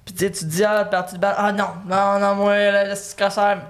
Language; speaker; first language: French; native; French